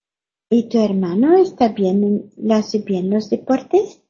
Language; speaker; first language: Spanish; non-native, learner; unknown